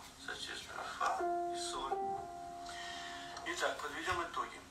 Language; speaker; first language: Russian; native; Russian